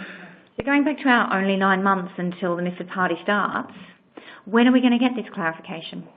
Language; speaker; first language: English; native; English